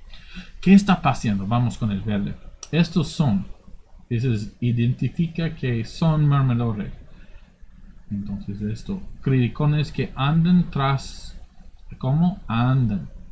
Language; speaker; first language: Spanish; non-native, fluent; English